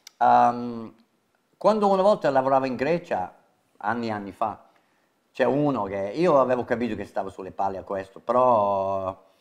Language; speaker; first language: Italian; non-native, fluent; English